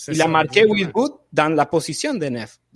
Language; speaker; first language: French; non-native, fluent; Spanish